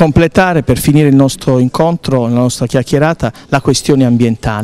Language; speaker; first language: Italian; native; Italian